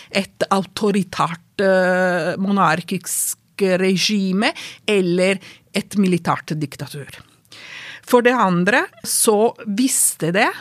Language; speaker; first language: Norwegian; non-native, fluent; Italian